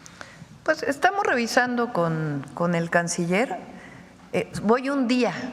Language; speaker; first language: Spanish; native; Spanish